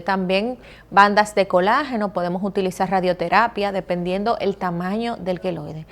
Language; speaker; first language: Spanish; native; Spanish